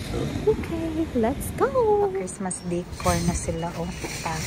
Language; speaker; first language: English; non-native, local second language; Filipino